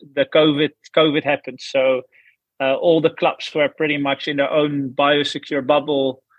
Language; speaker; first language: English; non-native, fluent; Dutch